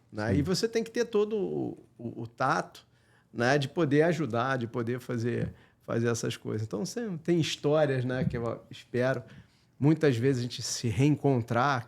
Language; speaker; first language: Portuguese; native; Portuguese